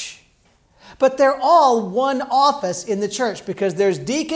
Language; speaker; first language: English; native; English